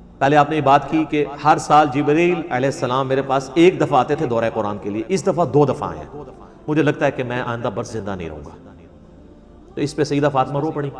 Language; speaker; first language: Urdu; non-native, local second language; Punjabi